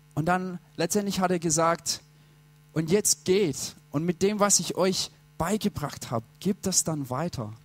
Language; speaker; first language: German; non-native, fluent; English